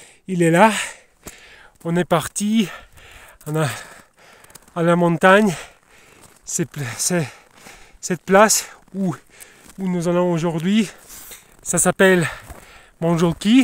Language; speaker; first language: French; non-native, learner; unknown